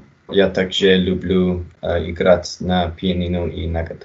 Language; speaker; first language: Russian; non-native, learner; English